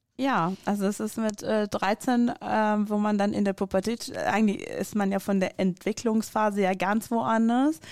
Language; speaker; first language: German; non-native, fluent; Persian